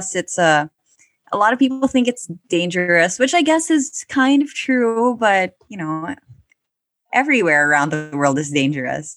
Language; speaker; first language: English; non-native, local second language; Filipino